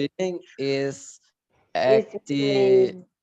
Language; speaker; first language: English; non-native, learner; Indonesian